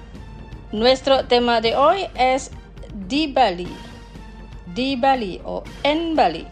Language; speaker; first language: Spanish; non-native, fluent; Indonesian